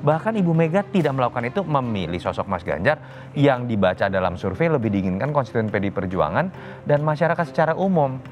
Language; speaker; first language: Indonesian; native; Indonesian